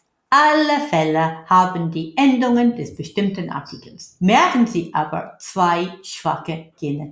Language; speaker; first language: German; non-native, fluent; English